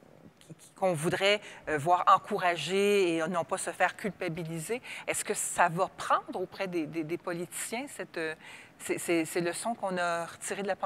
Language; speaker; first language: French; native; French